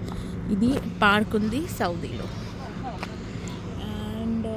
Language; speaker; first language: Telugu; non-native, learner; Marathi